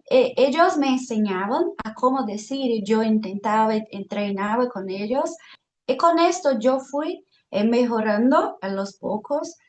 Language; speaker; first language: Spanish; non-native, fluent; Portuguese